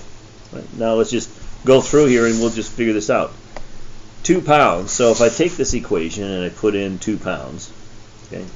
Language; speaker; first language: English; native; English